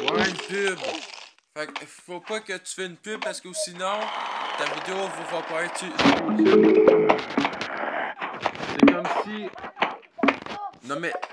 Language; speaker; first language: French; native; French